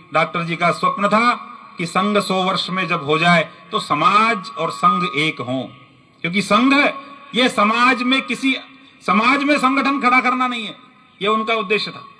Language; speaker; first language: Hindi; native; Hindi